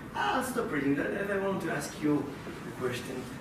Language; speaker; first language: English; non-native, fluent; Hebrew